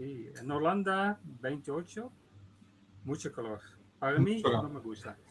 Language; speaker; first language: Spanish; non-native, learner; Dutch